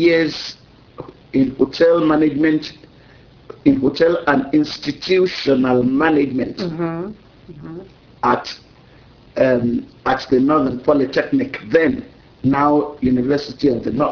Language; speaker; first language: English; non-native, local second language; Yoruba